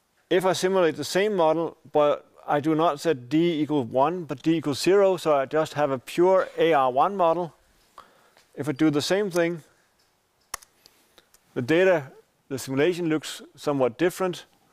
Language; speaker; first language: English; non-native, fluent; Danish